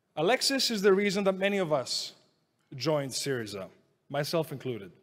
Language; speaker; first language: English; non-native, fluent; Greek